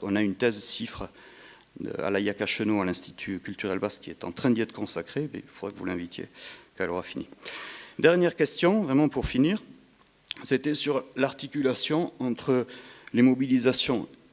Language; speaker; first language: French; native; French